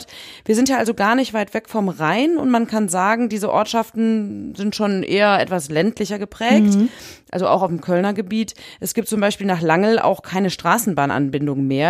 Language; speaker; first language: German; native; German